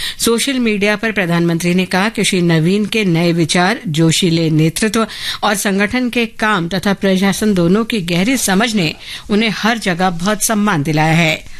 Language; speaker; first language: Hindi; native; Hindi